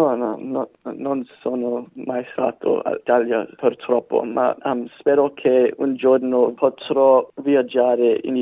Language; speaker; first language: Italian; non-native, fluent; English